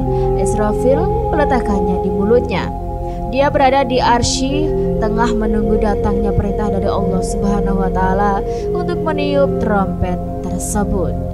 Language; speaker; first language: Indonesian; native; Indonesian